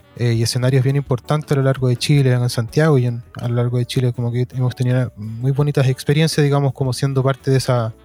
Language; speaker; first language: Spanish; native; Spanish